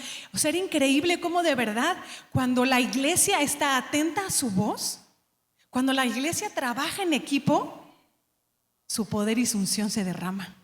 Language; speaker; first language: Spanish; native; Spanish